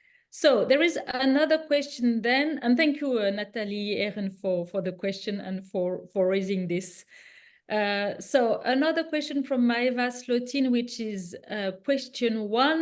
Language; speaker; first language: English; non-native, fluent; French